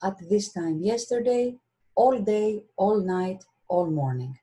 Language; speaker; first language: English; non-native, fluent; Greek